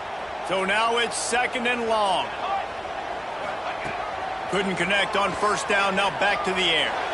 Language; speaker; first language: English; native; English